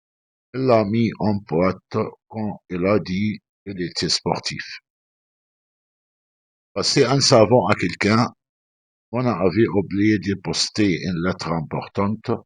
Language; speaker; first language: French; non-native, fluent; Arabic